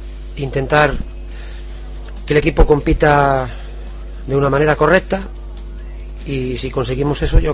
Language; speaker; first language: Spanish; native; Spanish